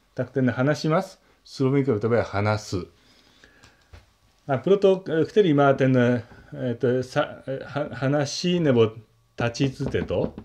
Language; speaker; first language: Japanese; non-native, learner; Czech